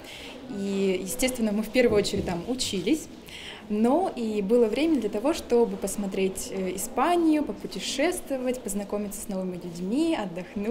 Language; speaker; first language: Russian; native; Russian